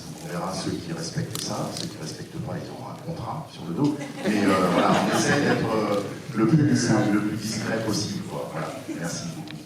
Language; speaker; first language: French; native; French